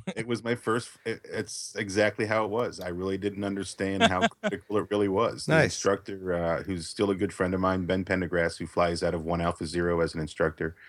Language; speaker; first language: English; native; English